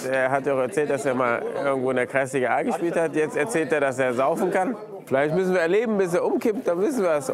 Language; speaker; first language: German; native; German